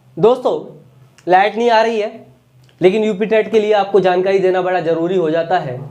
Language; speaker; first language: Hindi; native; Hindi